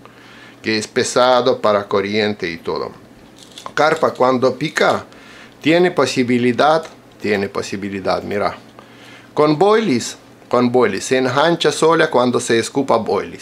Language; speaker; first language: Spanish; non-native, fluent; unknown